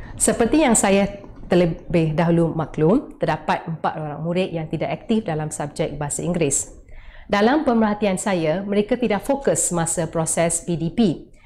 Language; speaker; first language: Malay; non-native, local second language; Tamil